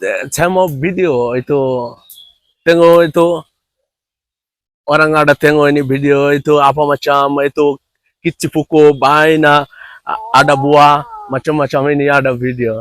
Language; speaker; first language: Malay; non-native, learner; Bangla